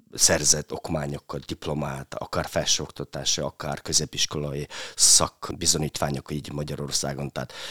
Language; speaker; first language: Hungarian; non-native, fluent; Mongolian